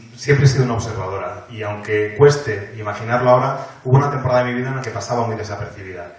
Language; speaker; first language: Spanish; native; Spanish